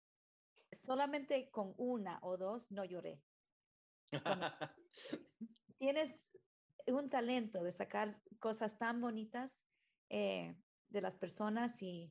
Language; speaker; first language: Spanish; early bilingual, heritage; Spanish